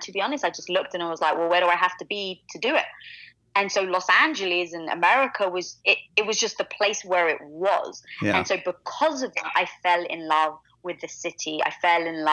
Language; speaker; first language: English; native; English